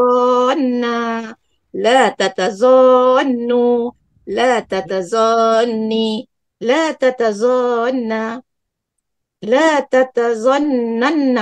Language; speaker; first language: Arabic; non-native, learner; Malay